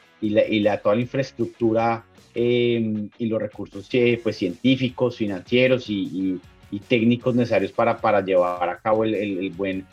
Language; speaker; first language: Spanish; native; Spanish